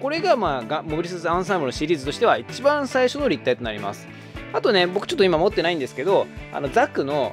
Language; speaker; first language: Japanese; native; Japanese